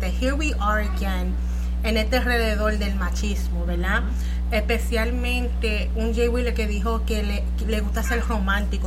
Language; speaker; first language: Spanish; early bilingual, other home language; English